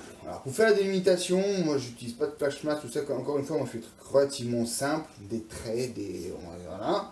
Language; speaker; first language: French; native; French